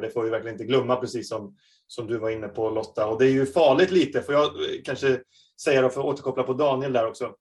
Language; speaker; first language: Swedish; native; Swedish